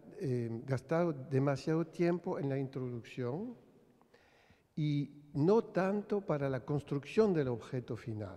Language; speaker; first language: Spanish; non-native, fluent; French